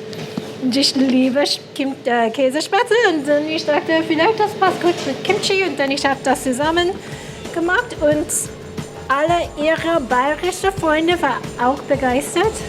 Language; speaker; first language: German; non-native, fluent; English